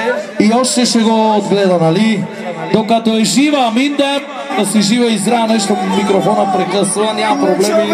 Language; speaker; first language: Bulgarian; native; Bulgarian